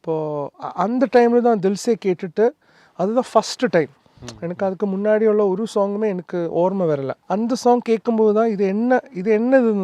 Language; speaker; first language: Tamil; non-native, learner; Malayalam